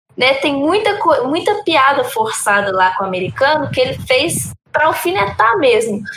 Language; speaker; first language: Portuguese; early bilingual, heritage; Portuguese